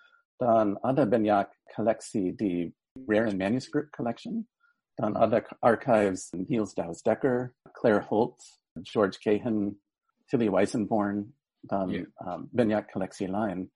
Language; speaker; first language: Indonesian; non-native, learner; English